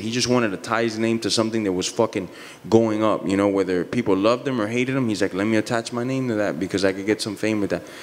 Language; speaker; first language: English; early bilingual, other home language; Spanish